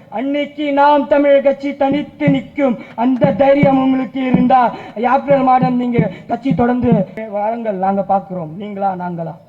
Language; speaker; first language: Tamil; non-native, local second language; Urdu